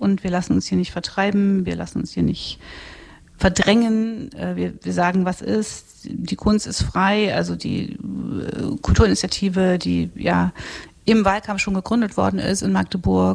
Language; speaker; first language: German; native; German